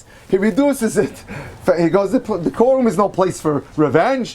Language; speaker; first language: English; native; English